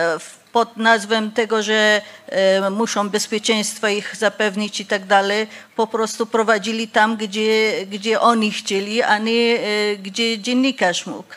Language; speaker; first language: Polish; non-native, fluent; Persian